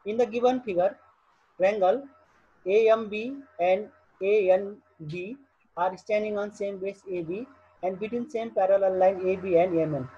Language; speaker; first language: English; non-native, local second language; Nepali